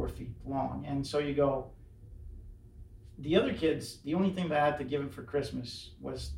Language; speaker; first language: English; native; English